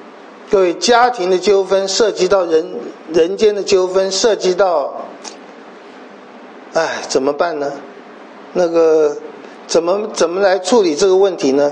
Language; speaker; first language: Chinese; native; Chinese